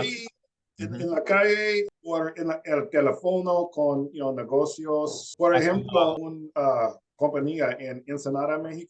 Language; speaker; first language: Spanish; non-native, learner; English